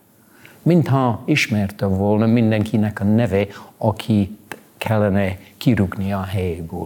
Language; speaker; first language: Hungarian; non-native, fluent; English